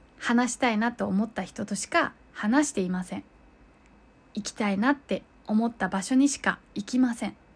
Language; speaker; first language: Japanese; early bilingual, other home language; Chinese